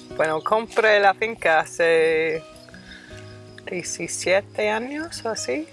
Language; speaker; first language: Spanish; non-native, fluent; English